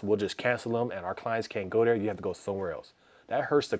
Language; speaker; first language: English; native; English